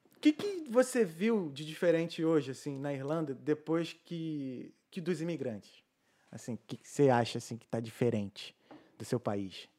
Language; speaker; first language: Portuguese; native; Portuguese